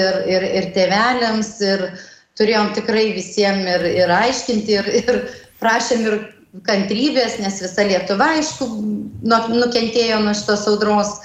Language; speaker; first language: Lithuanian; native; Lithuanian